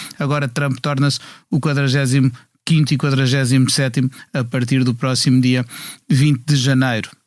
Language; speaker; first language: Portuguese; native; Portuguese